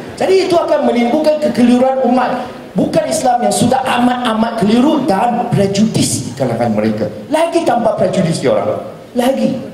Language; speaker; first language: Malay; non-native, local second language; Chinese